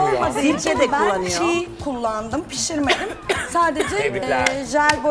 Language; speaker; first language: Turkish; native; Turkish